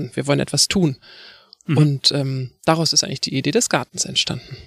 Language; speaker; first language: German; native; German